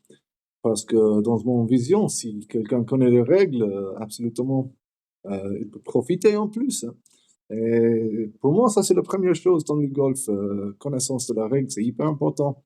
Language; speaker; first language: French; non-native, learner; English